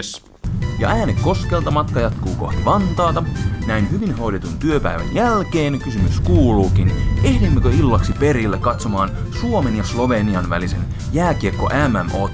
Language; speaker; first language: Finnish; native; Finnish